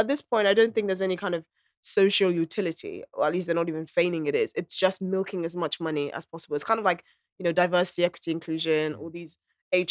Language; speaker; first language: English; non-native, local second language; Akan